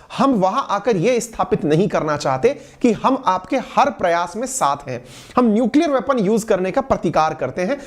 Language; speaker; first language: Hindi; native; Hindi